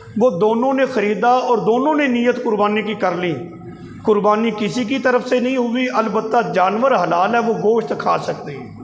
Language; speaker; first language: Urdu; non-native, local second language; Punjabi